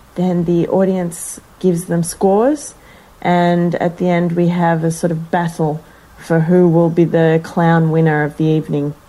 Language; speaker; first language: English; native; English